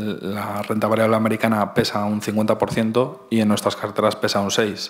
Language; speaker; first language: Spanish; native; Spanish